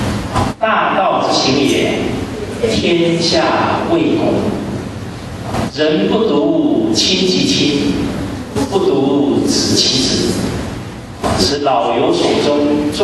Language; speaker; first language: Chinese; native; Chinese